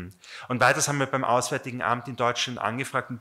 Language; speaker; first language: German; native; German